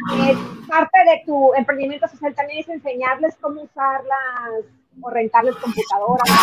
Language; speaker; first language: Spanish; native; Spanish